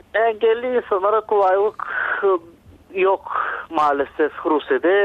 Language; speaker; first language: Turkish; non-native, learner; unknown